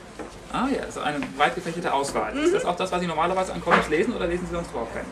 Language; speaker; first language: German; native; German